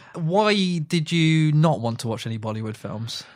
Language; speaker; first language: English; early bilingual, other home language; Morisyen